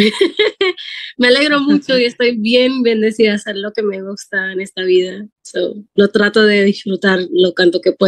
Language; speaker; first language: Spanish; early bilingual, heritage; Spanish